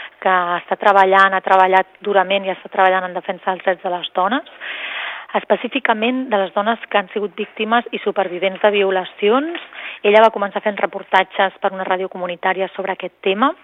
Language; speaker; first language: Catalan; native; Catalan